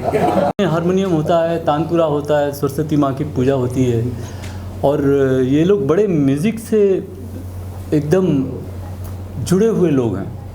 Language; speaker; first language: Hindi; native; Hindi